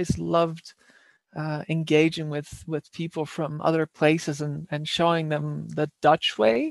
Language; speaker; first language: English; non-native, fluent; Dutch